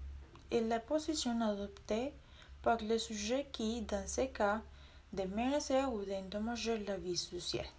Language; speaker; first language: French; non-native, learner; Spanish